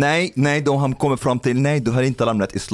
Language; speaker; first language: Swedish; non-native, fluent; Arabic